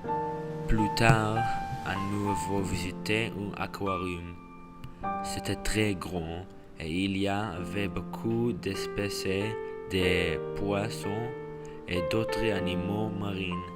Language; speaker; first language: French; non-native, learner; English